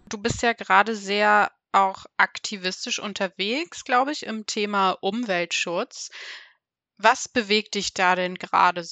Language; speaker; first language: German; native; German